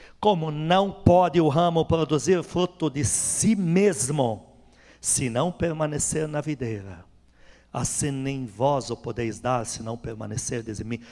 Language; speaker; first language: Portuguese; non-native, fluent; Arabic